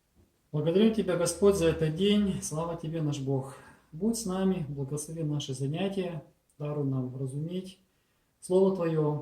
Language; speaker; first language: Russian; native; Russian